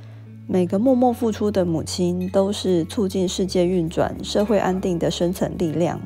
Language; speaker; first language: Chinese; native; Chinese